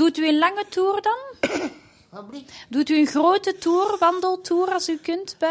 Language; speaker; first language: Dutch; native; Dutch